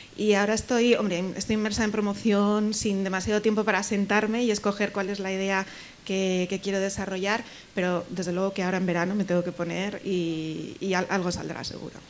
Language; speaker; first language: Spanish; native; Spanish